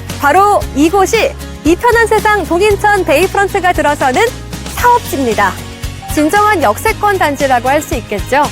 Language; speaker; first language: Korean; native; Korean